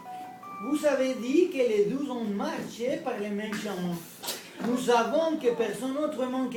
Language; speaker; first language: French; non-native, learner; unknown